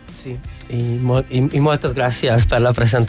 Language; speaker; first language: Catalan; non-native, fluent; Hungarian